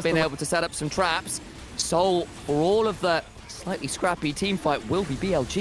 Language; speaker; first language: English; native; English